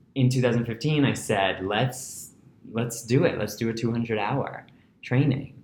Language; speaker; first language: English; native; English